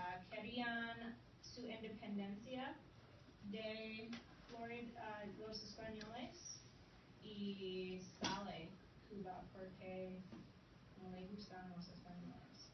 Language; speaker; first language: Spanish; non-native, fluent; English